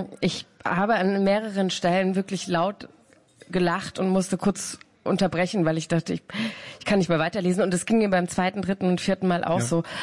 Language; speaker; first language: German; early bilingual, other home language; Hungarian